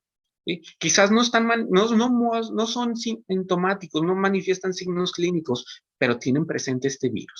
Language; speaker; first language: Spanish; native; Spanish